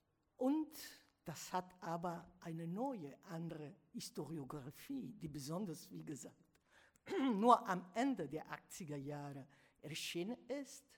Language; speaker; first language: German; non-native, fluent; Italian